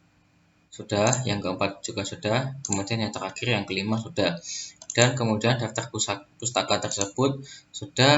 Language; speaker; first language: Indonesian; native; Indonesian